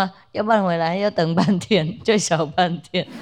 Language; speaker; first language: Chinese; non-native, fluent; Vietnamese